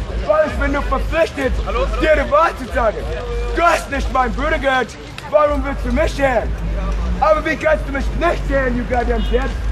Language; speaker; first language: German; non-native, learner; English